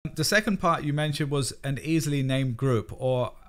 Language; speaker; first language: English; native; English